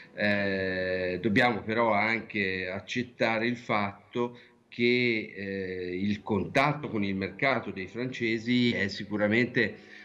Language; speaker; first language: Italian; native; Italian